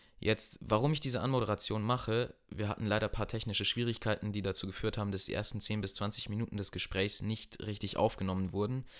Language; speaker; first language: German; native; German